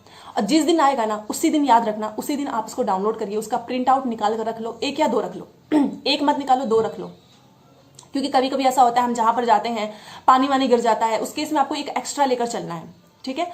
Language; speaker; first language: Hindi; native; Hindi